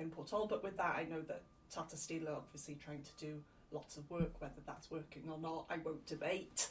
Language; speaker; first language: English; native; English